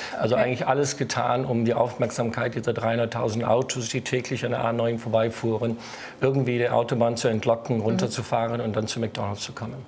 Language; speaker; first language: German; non-native, fluent; English